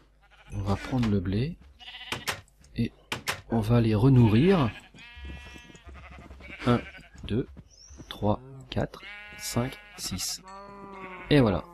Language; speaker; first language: French; native; French